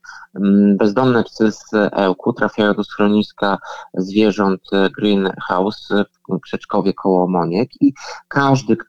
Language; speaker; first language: Polish; native; Polish